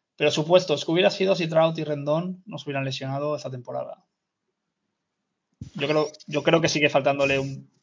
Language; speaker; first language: Spanish; native; Spanish